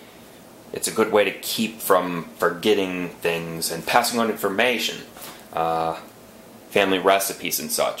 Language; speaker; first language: English; native; English